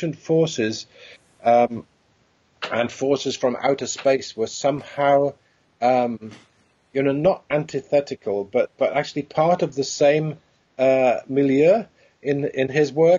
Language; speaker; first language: English; native; English